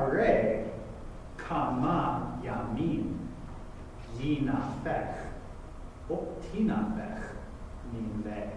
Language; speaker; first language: Hebrew; non-native, fluent; English